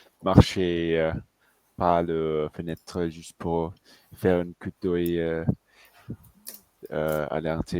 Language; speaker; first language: French; non-native, fluent; English